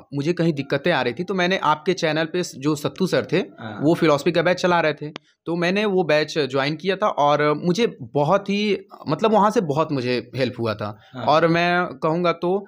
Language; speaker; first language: Hindi; native; Hindi